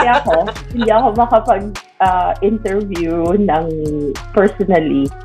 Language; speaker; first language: Filipino; native; Filipino